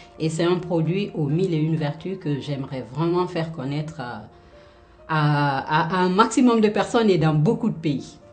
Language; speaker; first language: French; non-native, local second language; Fula